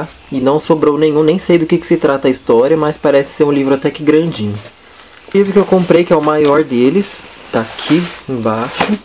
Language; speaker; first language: Portuguese; native; Portuguese